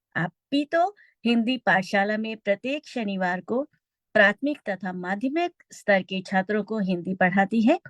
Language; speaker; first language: Hindi; native; Hindi